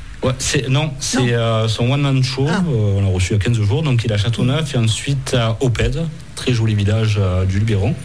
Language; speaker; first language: French; native; French